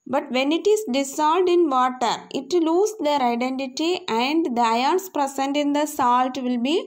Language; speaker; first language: English; non-native, local second language; Tamil